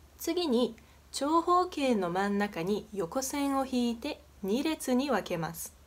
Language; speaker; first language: Japanese; non-native, fluent; Portuguese